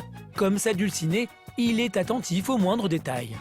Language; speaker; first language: French; native; French